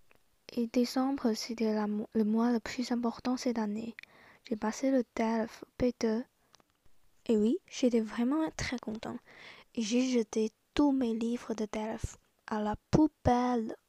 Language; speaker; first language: French; non-native, learner; Chinese